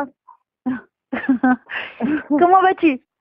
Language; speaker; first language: French; native; French